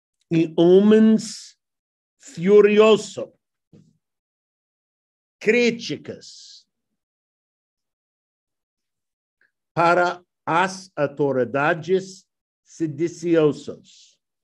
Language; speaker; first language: Portuguese; non-native, learner; English